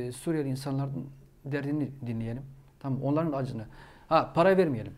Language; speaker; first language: Turkish; non-native, fluent; Arabic